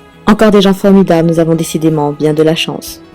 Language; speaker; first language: French; native; French